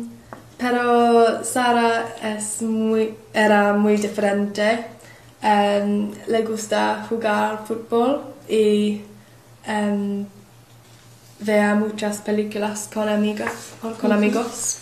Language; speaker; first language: Spanish; non-native, learner; English